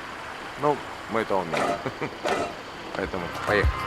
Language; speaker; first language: Russian; native; Russian